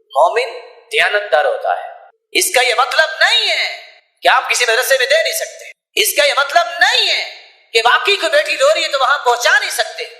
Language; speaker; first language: Urdu; non-native, local second language; Punjabi